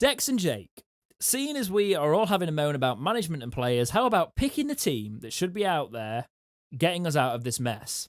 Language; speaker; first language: English; native; English